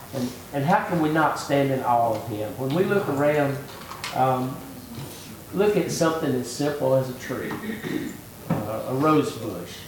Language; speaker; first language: English; native; English